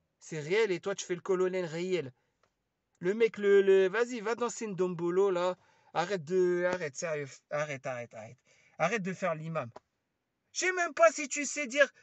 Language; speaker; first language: French; early bilingual, other home language; Lingala